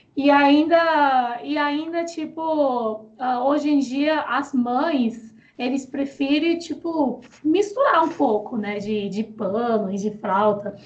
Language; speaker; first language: Portuguese; non-native, fluent; Chinese